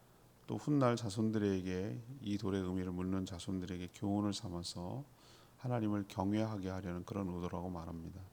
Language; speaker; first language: Korean; native; Korean